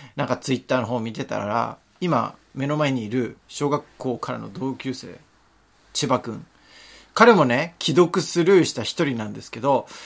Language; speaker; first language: Japanese; native; Japanese